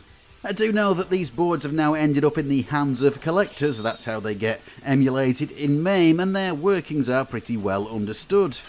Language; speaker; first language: English; native; English